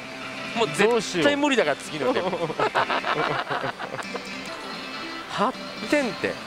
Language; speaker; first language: Japanese; native; Japanese